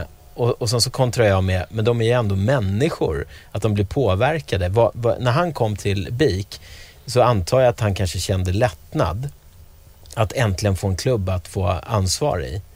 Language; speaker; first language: Swedish; native; Swedish